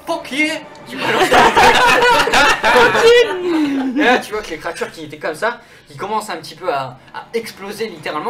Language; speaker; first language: French; native; French